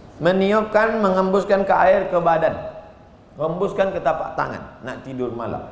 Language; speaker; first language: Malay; native; Malay